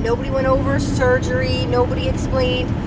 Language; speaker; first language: English; native; English